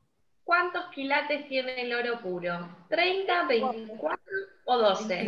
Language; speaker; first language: Spanish; native; Spanish